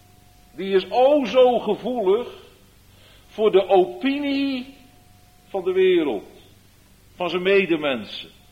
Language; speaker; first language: Dutch; native; Dutch